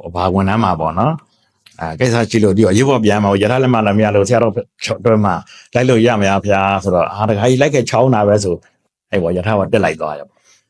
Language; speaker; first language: Burmese; native; Burmese